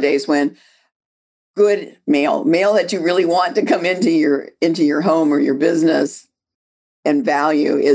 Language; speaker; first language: English; native; English